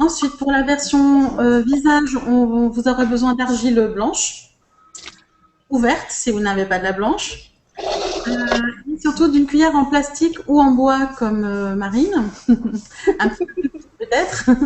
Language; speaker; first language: French; native; French